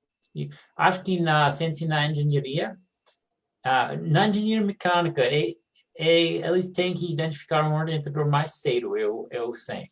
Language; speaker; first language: Portuguese; non-native, fluent; English